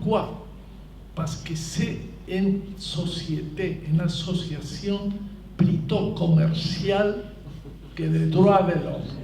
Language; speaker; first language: French; non-native, fluent; Spanish